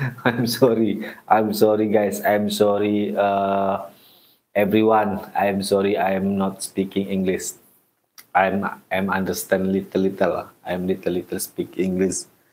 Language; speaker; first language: English; non-native, learner; Indonesian